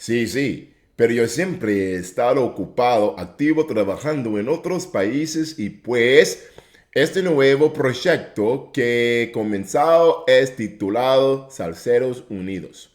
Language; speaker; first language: Spanish; non-native, fluent; English